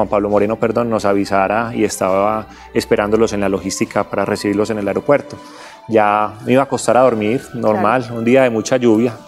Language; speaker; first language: Spanish; native; Spanish